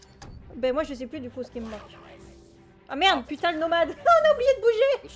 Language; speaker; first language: French; native; French